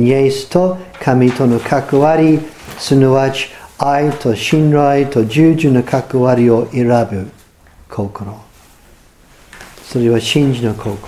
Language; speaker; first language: Japanese; non-native, fluent; English